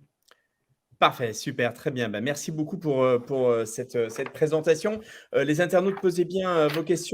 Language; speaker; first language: French; native; French